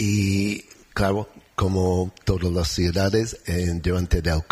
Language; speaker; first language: Spanish; non-native, learner; English